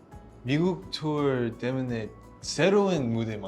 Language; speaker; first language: Korean; non-native, learner; English